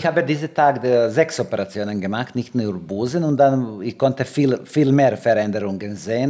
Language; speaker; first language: German; non-native, learner; Serbian